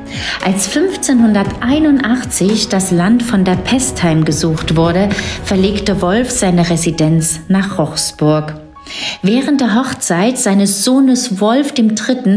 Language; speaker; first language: German; native; German